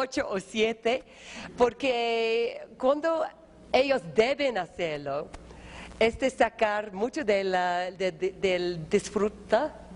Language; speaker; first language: Spanish; non-native, fluent; English